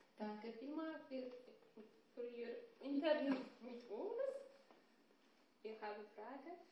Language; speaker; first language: German; non-native, learner; Tigrinya